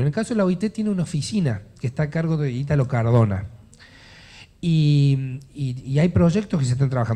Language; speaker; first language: Spanish; native; Spanish